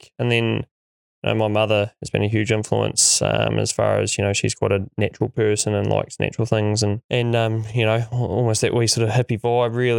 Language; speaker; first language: English; native; English